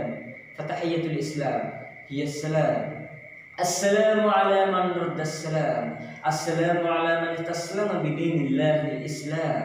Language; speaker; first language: Arabic; non-native, learner; Indonesian